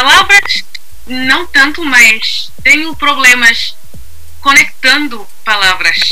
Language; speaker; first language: Portuguese; non-native, learner; English